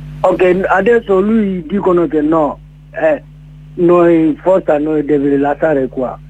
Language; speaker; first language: Italian; non-native, learner; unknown